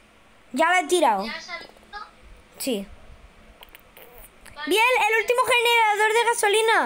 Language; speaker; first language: Spanish; native; Spanish